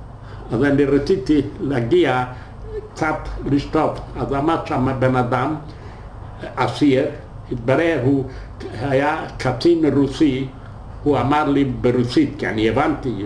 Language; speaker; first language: Hebrew; non-native, fluent; Yiddish